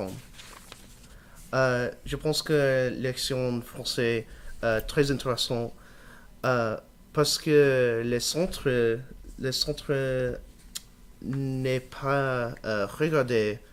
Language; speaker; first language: French; non-native, learner; English